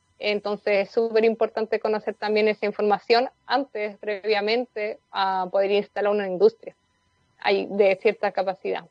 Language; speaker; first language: Spanish; native; Spanish